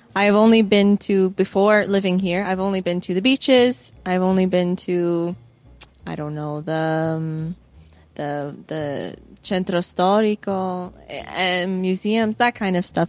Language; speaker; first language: English; native; English